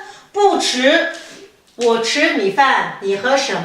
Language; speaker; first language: Chinese; non-native, fluent; Kazakh